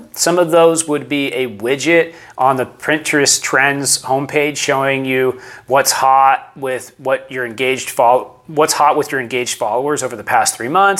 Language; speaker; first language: English; native; English